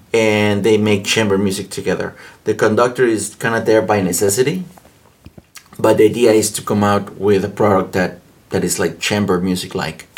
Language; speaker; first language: English; non-native, fluent; Spanish